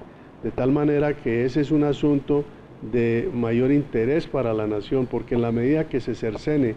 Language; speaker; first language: Spanish; native; Spanish